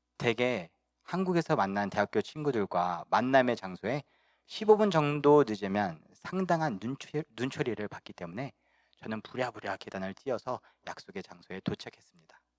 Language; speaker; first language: Korean; early bilingual, heritage; Korean